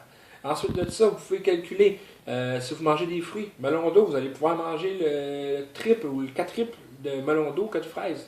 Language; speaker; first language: French; native; French